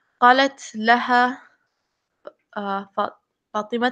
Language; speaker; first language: Arabic; non-native, learner; English